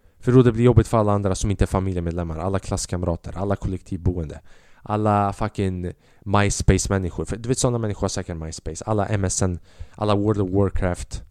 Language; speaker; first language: Swedish; early bilingual, other home language; Albanian